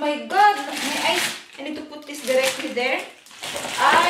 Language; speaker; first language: English; non-native, learner; Filipino